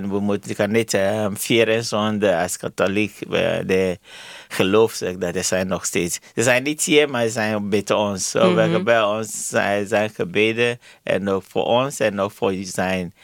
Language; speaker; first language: Dutch; non-native, learner; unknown